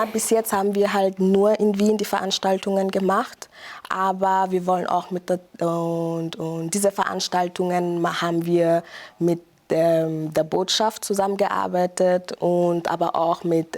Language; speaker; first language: German; non-native, fluent; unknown